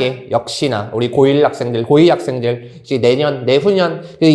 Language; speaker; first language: Korean; native; Korean